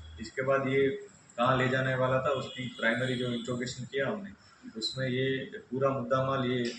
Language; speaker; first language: Hindi; non-native, local second language; Gujarati